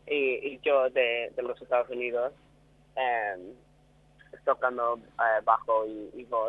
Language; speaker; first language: Spanish; non-native, learner; English